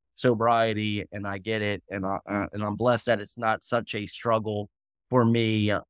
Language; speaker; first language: English; native; English